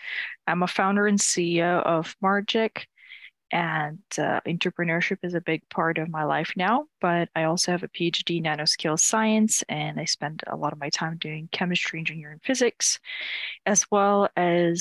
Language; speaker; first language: English; non-native, fluent; Ukrainian